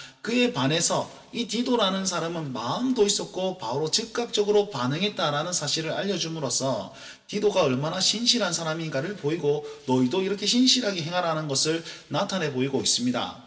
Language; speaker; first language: Korean; native; Korean